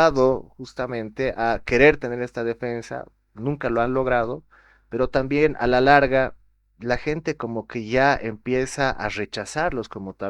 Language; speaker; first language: Spanish; native; Spanish